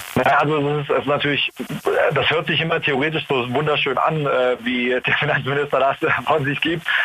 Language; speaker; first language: German; native; German